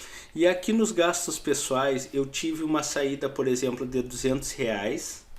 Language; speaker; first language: Portuguese; native; Portuguese